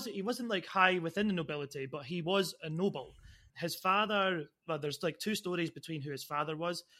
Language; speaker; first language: English; native; English